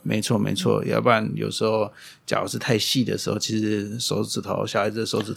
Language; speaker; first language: Chinese; non-native, fluent; German